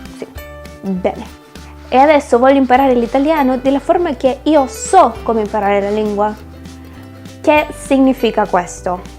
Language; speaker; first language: Italian; non-native, learner; Spanish